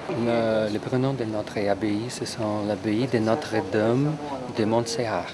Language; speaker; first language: French; non-native, learner; Portuguese